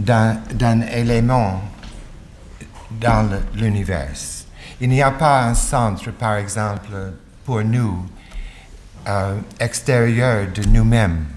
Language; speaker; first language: French; non-native, learner; English